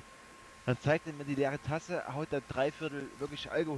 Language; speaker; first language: German; native; German